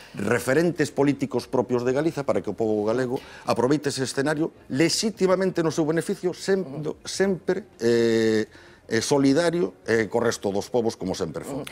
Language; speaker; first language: Galician; native; Galician